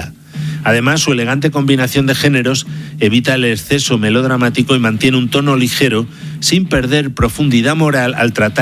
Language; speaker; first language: Spanish; native; Spanish